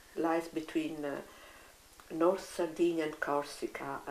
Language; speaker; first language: English; non-native, fluent; Italian